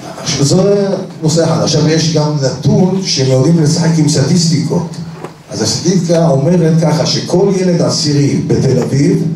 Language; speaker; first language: Hebrew; native; Hebrew